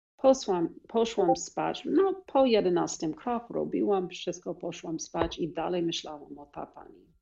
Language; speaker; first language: Polish; non-native, learner; English